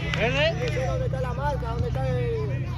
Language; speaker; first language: Spanish; native; Spanish